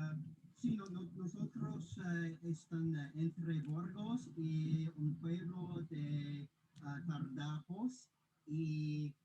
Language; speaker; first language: Spanish; non-native, learner; English